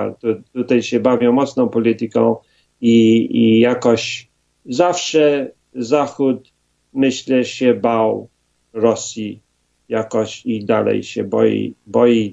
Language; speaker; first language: Polish; early bilingual, heritage; Polish